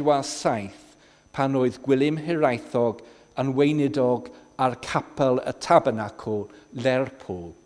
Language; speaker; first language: Welsh; non-native, fluent; English